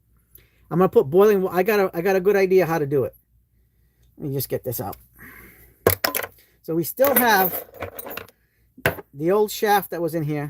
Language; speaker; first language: English; native; English